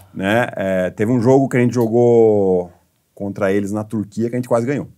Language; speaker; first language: Portuguese; native; Portuguese